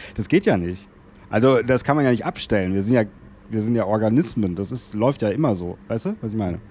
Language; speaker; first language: German; native; German